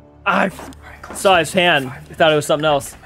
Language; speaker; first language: English; native; English